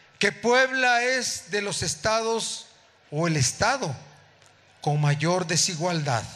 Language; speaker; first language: Spanish; native; Spanish